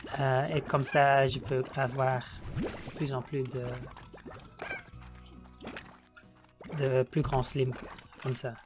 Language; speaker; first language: French; non-native, learner; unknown